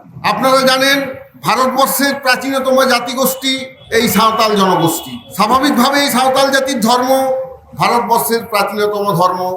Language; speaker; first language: Bangla; non-native, local second language; Santali